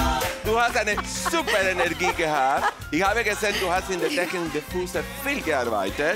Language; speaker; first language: German; non-native, fluent; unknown